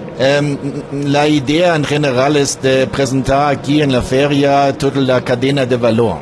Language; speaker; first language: Spanish; non-native, learner; German